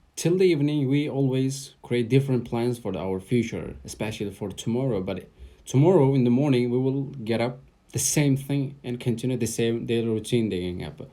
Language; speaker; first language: English; non-native, fluent; Uzbek